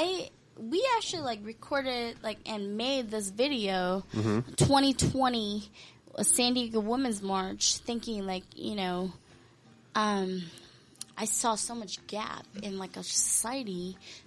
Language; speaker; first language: English; early bilingual, other home language; Korean